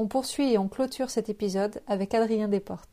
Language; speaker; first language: French; native; French